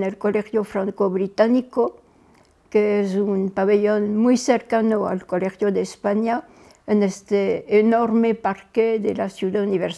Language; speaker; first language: Spanish; non-native, fluent; French